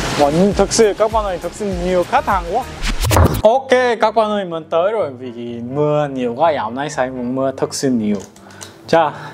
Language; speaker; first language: Vietnamese; non-native, fluent; Korean